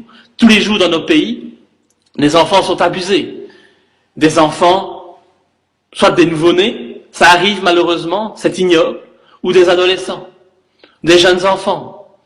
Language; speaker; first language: French; native; French